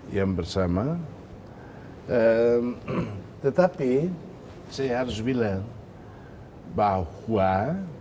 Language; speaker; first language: Indonesian; non-native, fluent; Tetum